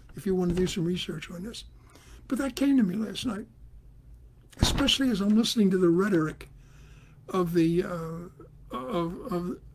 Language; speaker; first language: English; native; English